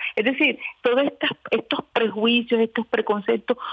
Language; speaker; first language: Spanish; native; Spanish